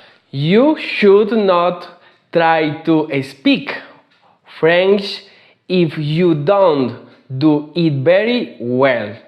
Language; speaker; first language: English; non-native, learner; Spanish